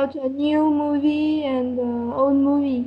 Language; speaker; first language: English; non-native, learner; French